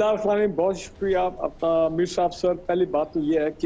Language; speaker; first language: Urdu; native; Urdu